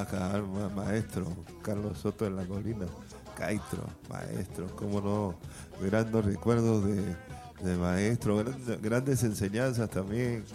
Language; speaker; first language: Spanish; native; Spanish